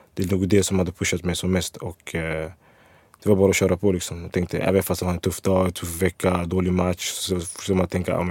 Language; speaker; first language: Swedish; early bilingual, other home language; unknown